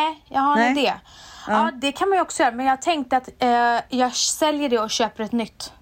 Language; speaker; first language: Swedish; native; Swedish